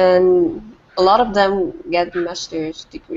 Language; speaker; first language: English; non-native, fluent; Vietnamese